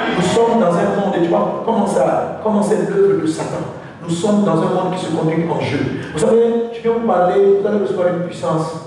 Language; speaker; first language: French; non-native, local second language; Dyula